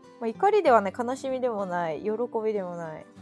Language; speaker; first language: Japanese; native; Japanese